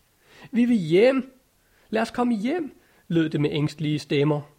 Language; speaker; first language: Danish; native; Danish